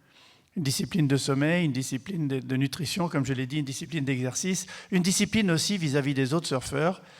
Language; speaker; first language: French; native; French